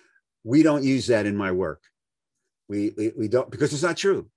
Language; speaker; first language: English; native; English